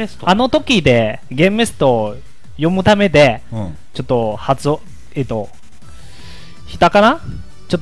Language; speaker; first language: Japanese; non-native, learner; Chinese